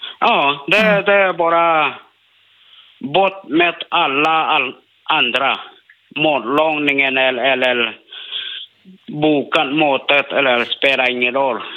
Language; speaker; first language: Swedish; non-native, learner; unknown